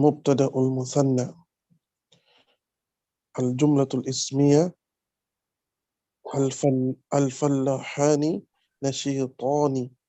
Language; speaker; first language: Arabic; non-native, learner; Indonesian